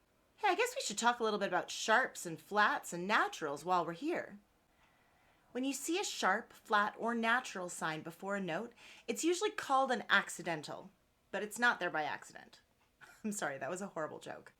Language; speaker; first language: English; native; English